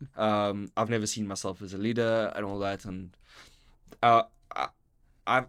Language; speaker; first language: English; native; English